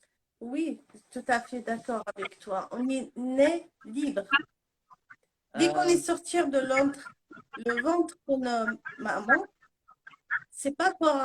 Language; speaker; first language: French; non-native, local second language; Arabic